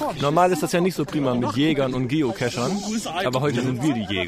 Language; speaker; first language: German; native; German